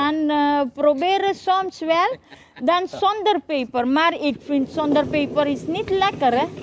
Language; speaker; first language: Dutch; non-native, learner; Hindi